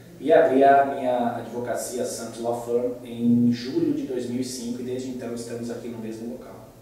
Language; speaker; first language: Portuguese; native; Portuguese